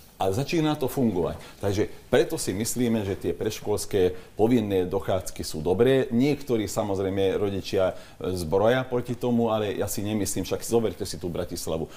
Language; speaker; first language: Slovak; non-native, local second language; Hungarian